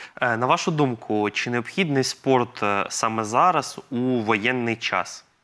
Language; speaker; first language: Ukrainian; native; Ukrainian